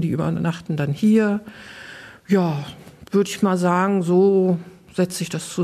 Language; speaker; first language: German; native; German